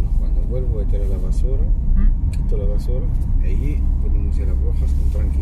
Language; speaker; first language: Spanish; non-native, fluent; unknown